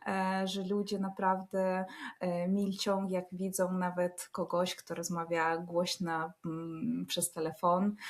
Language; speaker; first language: Polish; non-native, fluent; Russian